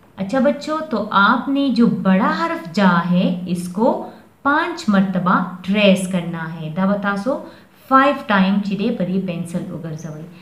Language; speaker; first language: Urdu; non-native, local second language; Pashto